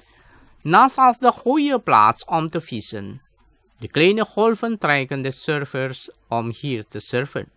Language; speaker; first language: Dutch; non-native, learner; Indonesian